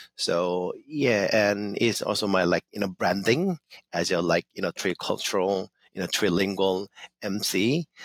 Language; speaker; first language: English; non-native, fluent; Korean